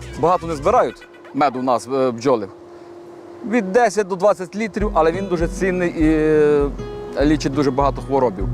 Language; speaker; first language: Ukrainian; native; Ukrainian